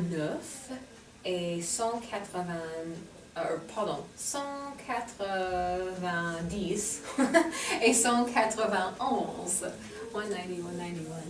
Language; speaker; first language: French; non-native, fluent; English